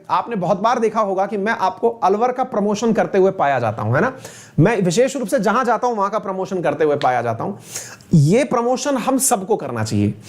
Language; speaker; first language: Hindi; native; Hindi